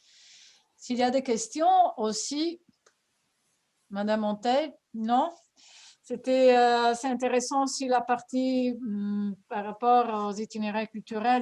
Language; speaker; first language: French; non-native, fluent; Italian